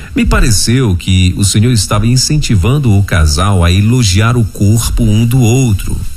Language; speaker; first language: Portuguese; native; Portuguese